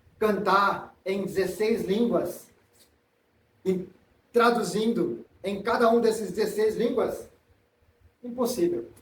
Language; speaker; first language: Portuguese; non-native, fluent; Korean